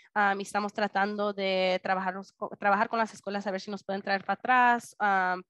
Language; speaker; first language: Spanish; early bilingual, heritage; Spanish